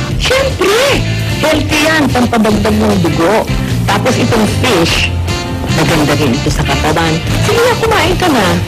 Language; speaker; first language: Filipino; non-native, local second language; Hiligaynon